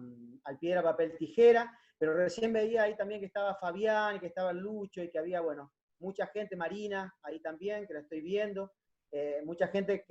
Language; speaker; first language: Spanish; native; Spanish